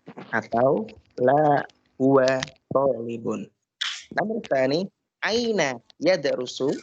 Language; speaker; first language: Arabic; non-native, fluent; Indonesian